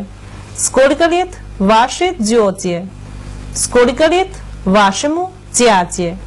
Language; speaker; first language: Russian; non-native, fluent; Chinese